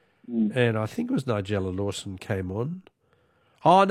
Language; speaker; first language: English; native; English